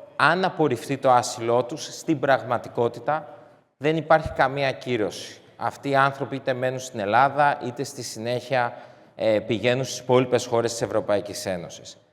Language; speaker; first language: Greek; native; Greek